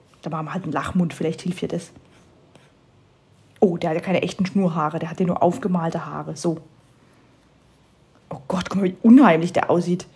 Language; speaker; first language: German; native; German